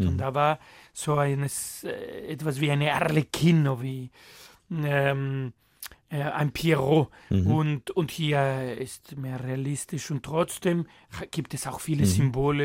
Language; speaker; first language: German; non-native, fluent; Spanish